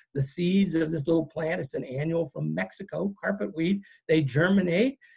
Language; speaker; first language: English; native; English